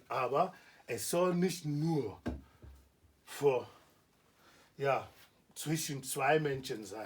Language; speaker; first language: German; non-native, learner; Igbo